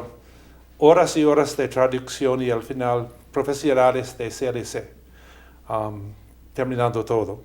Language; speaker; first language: Spanish; non-native, fluent; English